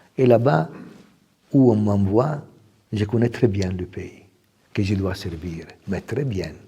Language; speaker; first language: French; non-native, fluent; Italian